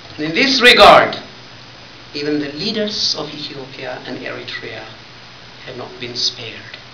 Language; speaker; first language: English; non-native, fluent; Tigrinya